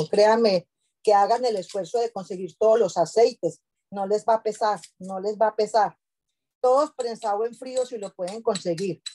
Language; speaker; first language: Spanish; native; Spanish